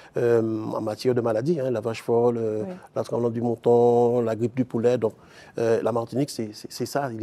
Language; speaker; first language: French; native; French